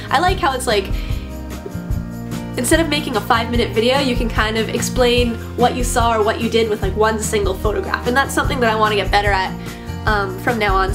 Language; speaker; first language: English; native; English